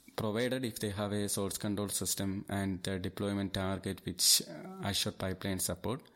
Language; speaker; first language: English; non-native, local second language; Malayalam